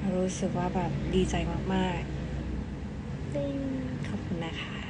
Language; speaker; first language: Thai; early bilingual, other home language; Cantonese